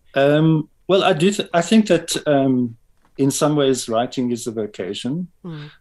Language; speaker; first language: English; native; English